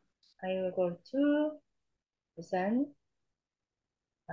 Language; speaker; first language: English; non-native, learner; Korean